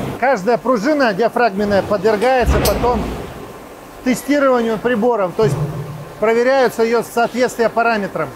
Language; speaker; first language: Russian; native; Russian